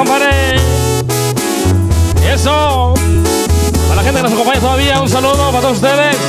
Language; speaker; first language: Spanish; native; Spanish